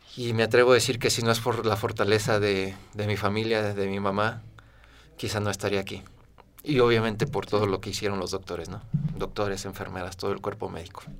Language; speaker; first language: Spanish; native; Spanish